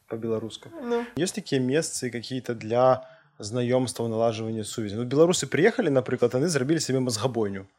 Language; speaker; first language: Belarusian; non-native, local second language; Russian